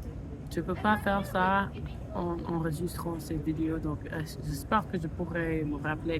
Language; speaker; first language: French; non-native, fluent; English